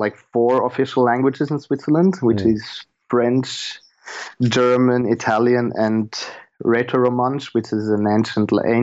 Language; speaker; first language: English; non-native, fluent; German